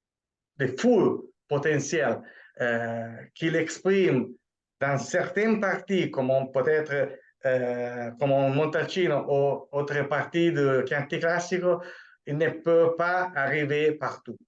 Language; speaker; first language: French; non-native, fluent; Italian